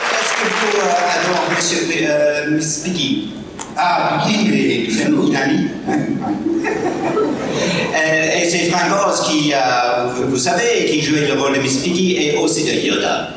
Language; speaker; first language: French; non-native, learner; English